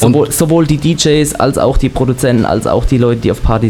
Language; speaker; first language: German; native; German